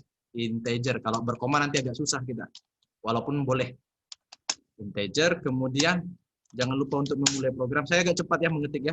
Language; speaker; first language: Indonesian; native; Indonesian